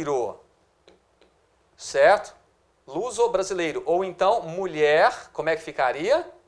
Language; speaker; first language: Portuguese; native; Portuguese